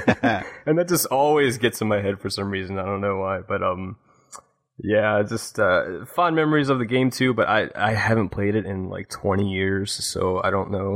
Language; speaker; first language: English; native; English